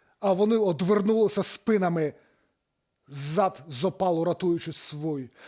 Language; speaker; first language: Belarusian; native; Belarusian